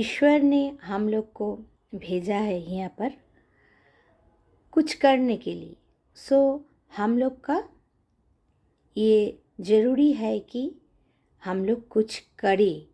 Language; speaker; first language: Hindi; non-native, local second language; Bangla